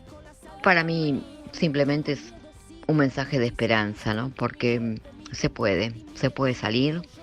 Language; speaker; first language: Spanish; native; Spanish